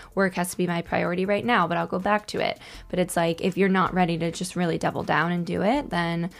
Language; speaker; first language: English; native; English